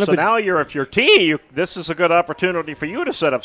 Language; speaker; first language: English; native; English